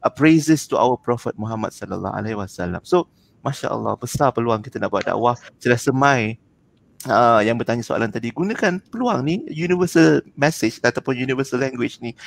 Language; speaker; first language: Malay; native; Malay